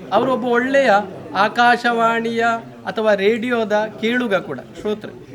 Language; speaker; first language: Kannada; native; Kannada